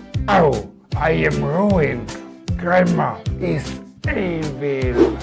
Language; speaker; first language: English; non-native, learner; German